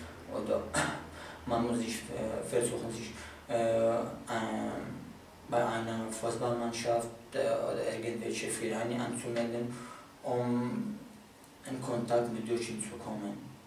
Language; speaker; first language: German; non-native, fluent; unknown